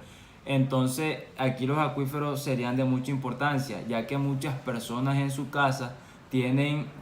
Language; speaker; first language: Spanish; native; Spanish